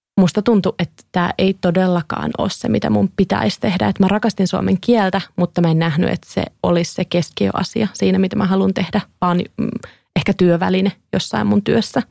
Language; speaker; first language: Finnish; native; Finnish